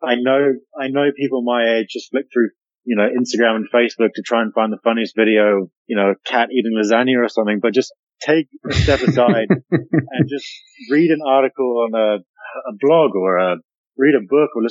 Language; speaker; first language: English; native; English